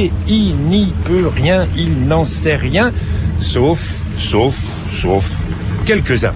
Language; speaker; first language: French; native; French